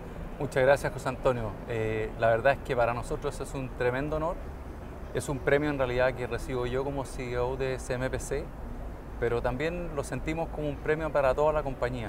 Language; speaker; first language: Spanish; native; Spanish